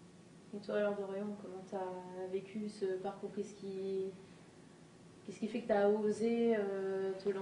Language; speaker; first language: French; native; French